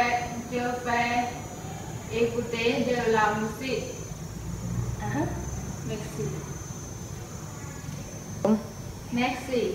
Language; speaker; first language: French; non-native, learner; Thai